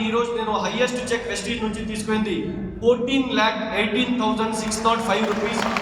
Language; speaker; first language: Telugu; non-native, local second language; Urdu